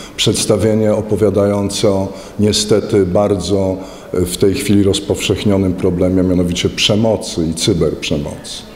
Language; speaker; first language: Polish; native; Polish